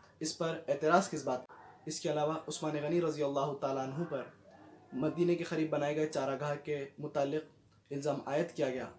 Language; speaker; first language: Urdu; native; Urdu